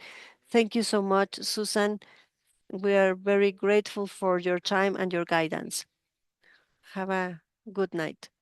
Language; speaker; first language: English; non-native, fluent; Spanish